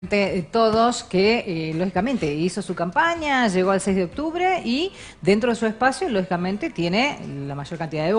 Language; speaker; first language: Spanish; native; Spanish